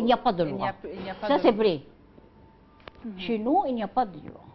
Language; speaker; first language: French; non-native, learner; Arabic